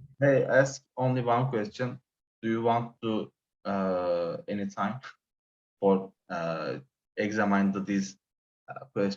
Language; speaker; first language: English; non-native, learner; Turkish